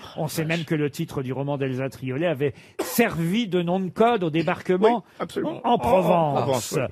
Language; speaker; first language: French; native; French